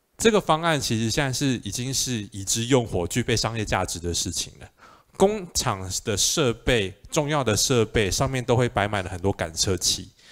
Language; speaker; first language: Chinese; native; Chinese